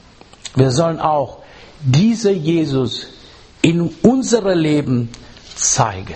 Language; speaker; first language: German; non-native, learner; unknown